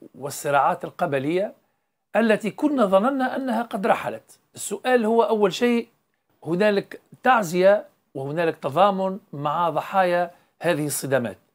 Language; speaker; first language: Arabic; native; Arabic